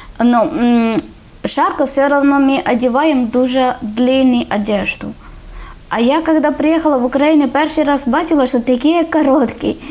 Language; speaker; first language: Ukrainian; non-native, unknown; Malayalam